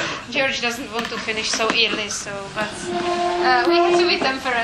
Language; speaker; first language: English; non-native, fluent; Czech